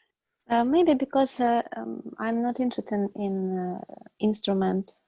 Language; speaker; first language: English; non-native, learner; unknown